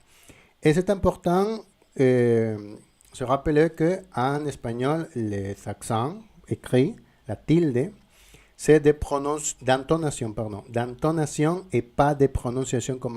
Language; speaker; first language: French; non-native, fluent; Spanish